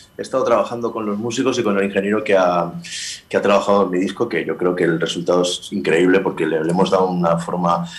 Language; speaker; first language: Spanish; native; Spanish